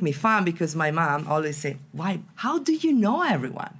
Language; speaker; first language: English; non-native, fluent; Italian